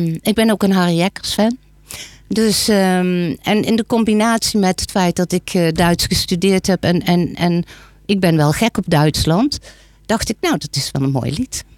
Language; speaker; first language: Dutch; native; Dutch